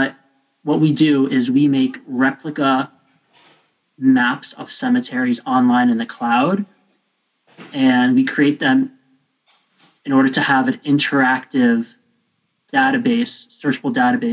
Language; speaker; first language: English; native; English